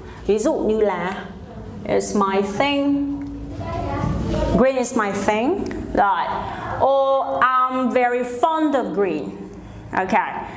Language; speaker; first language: English; non-native, fluent; Vietnamese